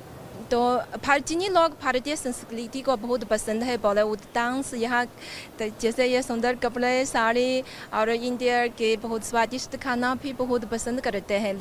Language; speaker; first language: Hindi; non-native, fluent; Chinese